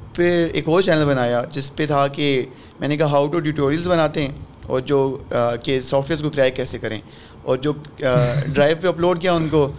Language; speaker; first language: Urdu; native; Urdu